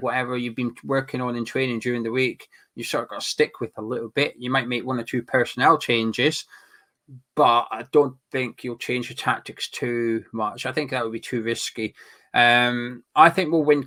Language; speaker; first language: English; native; English